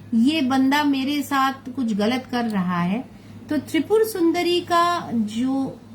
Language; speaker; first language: Hindi; non-native, local second language; Bangla